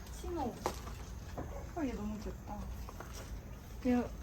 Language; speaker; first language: Korean; native; Korean